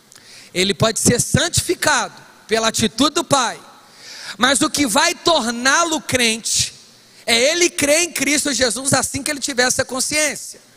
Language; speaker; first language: Portuguese; native; Portuguese